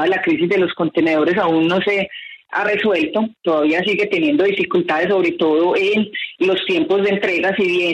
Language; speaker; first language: Spanish; native; Spanish